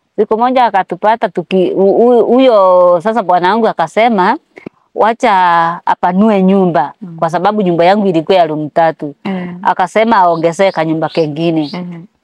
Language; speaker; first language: Swahili; non-native, local second language; Kikuyu